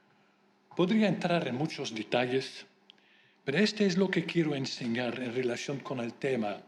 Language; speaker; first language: Spanish; non-native, fluent; Dutch